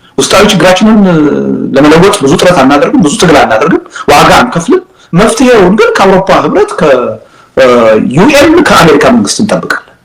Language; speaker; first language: Amharic; native; Amharic